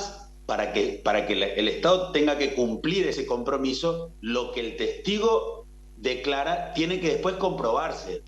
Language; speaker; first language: Spanish; native; Spanish